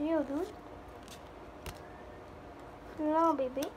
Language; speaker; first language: French; native; French